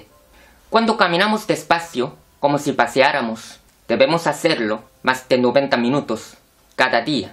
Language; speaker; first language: Spanish; non-native, fluent; Korean